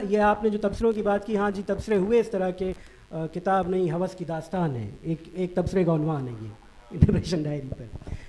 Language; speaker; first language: Urdu; non-native, local second language; Baluchi